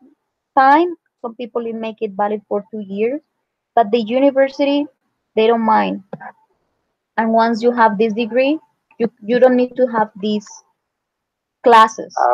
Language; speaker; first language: English; non-native, fluent; Spanish